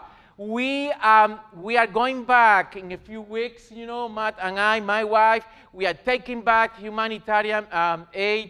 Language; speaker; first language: English; non-native, learner; Spanish